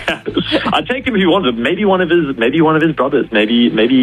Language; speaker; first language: English; native; English